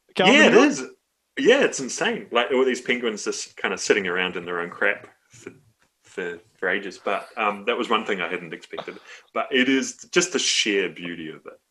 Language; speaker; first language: English; native; English